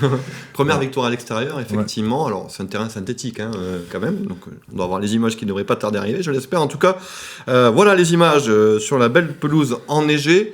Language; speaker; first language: French; native; French